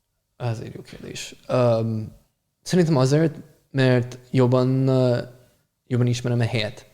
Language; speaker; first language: Hungarian; non-native, fluent; English